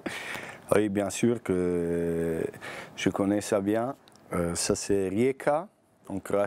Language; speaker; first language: French; non-native, learner; Bosnian